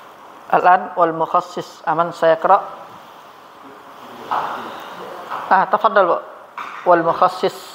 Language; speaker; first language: Arabic; non-native, fluent; Indonesian